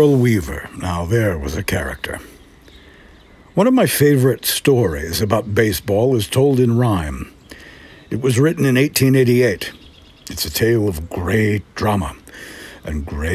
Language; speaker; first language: English; native; English